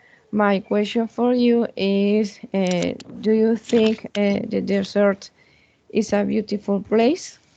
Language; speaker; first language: English; non-native, learner; Spanish